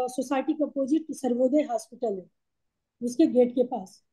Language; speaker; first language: Hindi; native; Hindi